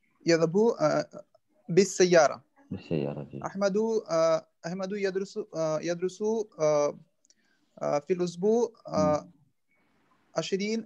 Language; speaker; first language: Arabic; non-native, learner; Urdu